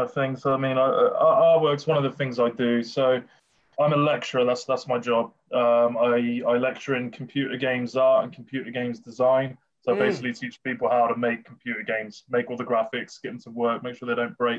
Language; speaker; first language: English; native; English